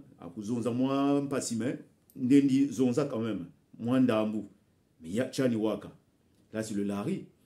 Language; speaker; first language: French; non-native, local second language; Bembe